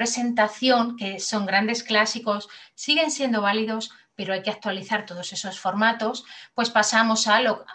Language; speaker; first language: Spanish; native; Spanish